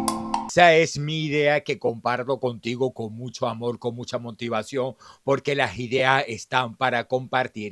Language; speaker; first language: Spanish; native; Spanish